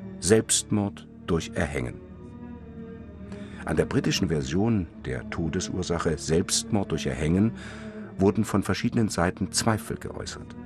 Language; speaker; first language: German; native; German